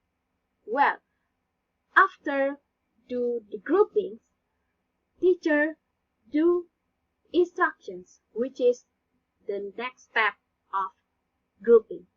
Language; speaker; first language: English; non-native, learner; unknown